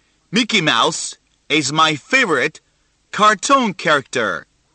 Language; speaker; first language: English; non-native, fluent; Chinese